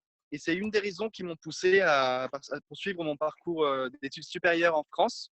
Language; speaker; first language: French; non-native, fluent; Italian